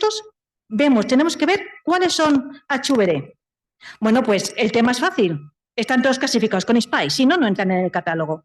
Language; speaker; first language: Spanish; native; Spanish